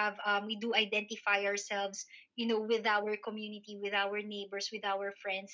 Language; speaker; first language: English; non-native, local second language; Filipino